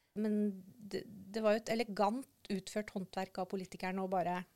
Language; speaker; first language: Norwegian; native; Norwegian